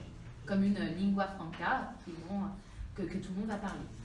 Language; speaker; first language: French; native; French